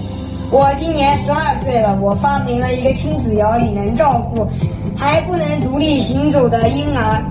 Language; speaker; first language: Chinese; native; Chinese